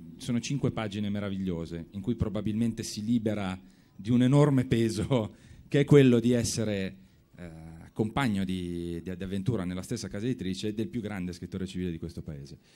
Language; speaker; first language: Italian; native; Italian